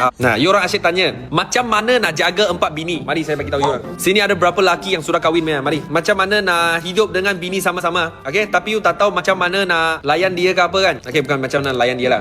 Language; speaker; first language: Malay; non-native, local second language; Chinese